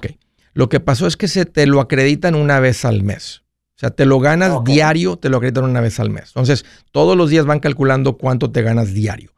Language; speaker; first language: Spanish; native; Spanish